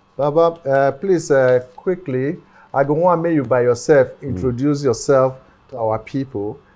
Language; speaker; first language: Nigerian Pidgin; native; Nigerian Pidgin